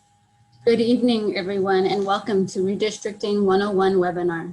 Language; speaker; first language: English; native; English